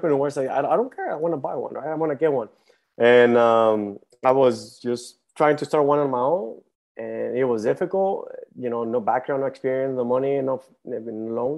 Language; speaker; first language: English; non-native, fluent; Spanish